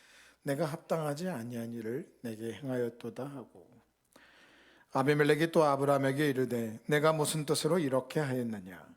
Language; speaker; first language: Korean; native; Korean